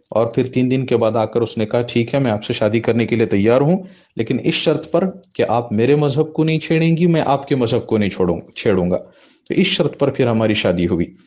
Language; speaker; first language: Hindi; native; Hindi